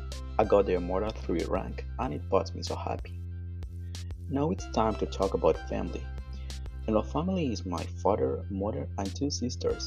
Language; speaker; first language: English; non-native, learner; Spanish